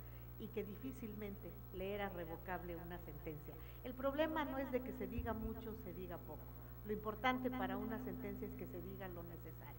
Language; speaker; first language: Spanish; native; Spanish